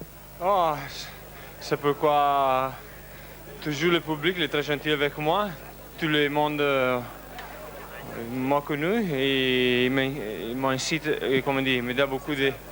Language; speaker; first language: French; non-native, learner; Italian